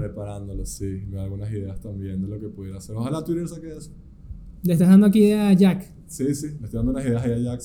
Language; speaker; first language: Spanish; native; Spanish